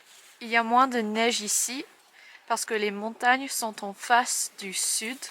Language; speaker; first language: French; non-native, fluent; English